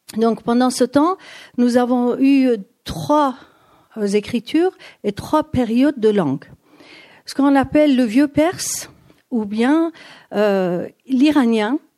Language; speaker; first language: French; non-native, fluent; Persian